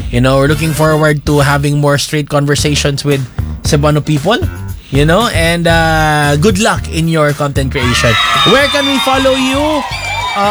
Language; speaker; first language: English; non-native, local second language; Cebuano